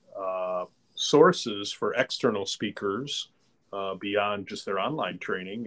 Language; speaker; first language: English; native; English